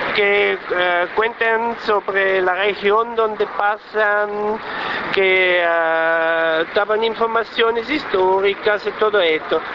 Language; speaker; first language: Spanish; non-native, learner; Swiss German